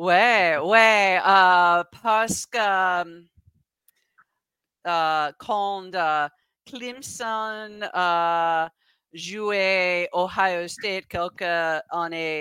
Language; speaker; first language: French; non-native, learner; English